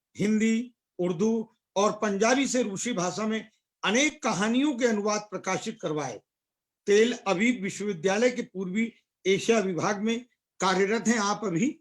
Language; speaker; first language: Hindi; native; Hindi